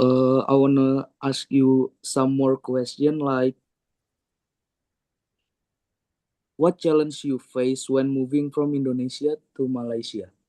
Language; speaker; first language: English; non-native, learner; Indonesian